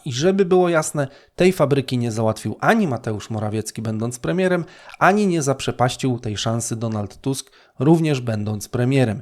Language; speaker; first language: Polish; native; Polish